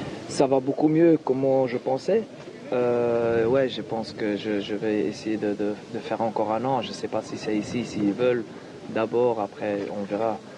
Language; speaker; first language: French; non-native, local second language; Dutch